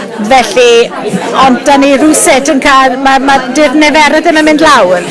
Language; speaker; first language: Welsh; native; Welsh